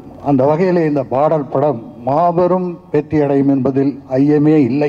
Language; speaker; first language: Tamil; native; Tamil